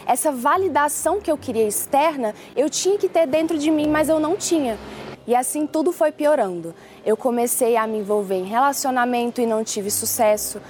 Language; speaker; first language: Portuguese; early bilingual, other home language; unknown